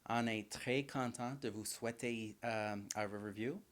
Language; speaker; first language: French; non-native, learner; English